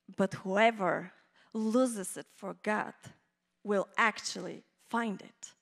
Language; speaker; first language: English; non-native, fluent; Bulgarian